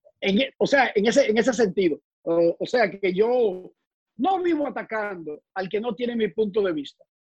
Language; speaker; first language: Spanish; native; Spanish